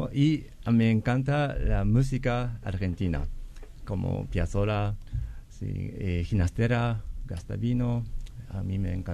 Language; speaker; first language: Spanish; non-native, learner; Japanese